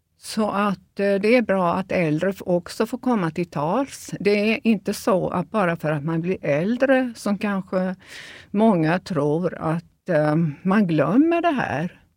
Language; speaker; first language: Swedish; early bilingual, other home language; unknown